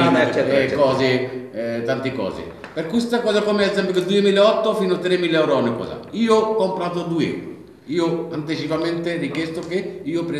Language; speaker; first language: Italian; non-native, learner; Bangla